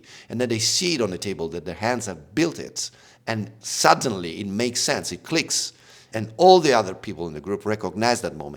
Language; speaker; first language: English; non-native, fluent; Italian